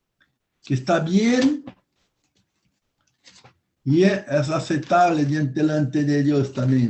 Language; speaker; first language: Spanish; non-native, fluent; Portuguese